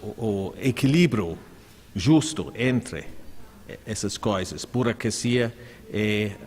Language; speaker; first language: Portuguese; non-native, fluent; English